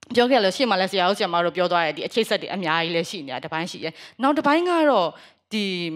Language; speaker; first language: Burmese; native; Burmese